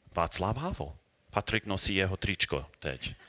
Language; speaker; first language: Czech; non-native, learner; English